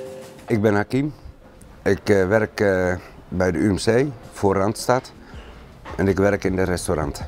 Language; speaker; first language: Dutch; non-native, local second language; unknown